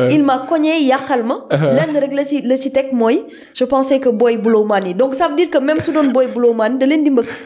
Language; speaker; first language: French; non-native, local second language; Wolof